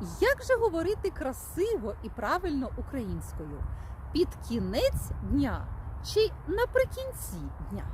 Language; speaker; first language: Ukrainian; native; Ukrainian